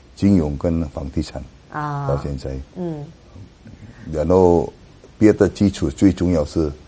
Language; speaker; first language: Chinese; non-native, learner; Indonesian